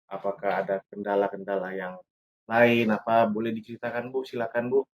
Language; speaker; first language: Indonesian; native; Indonesian